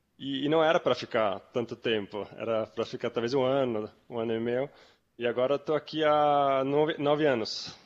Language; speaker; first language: Portuguese; non-native, fluent; German